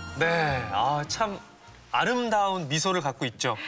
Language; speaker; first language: Korean; native; Korean